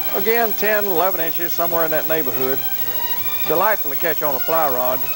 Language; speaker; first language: English; native; English